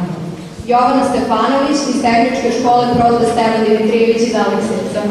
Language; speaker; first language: Serbian; native; Serbian